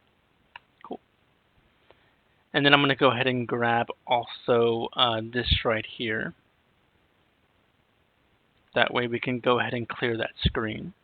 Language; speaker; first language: English; native; English